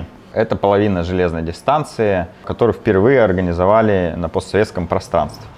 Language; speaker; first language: Russian; native; Russian